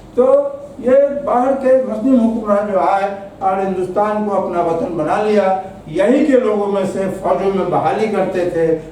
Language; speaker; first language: Urdu; native; Urdu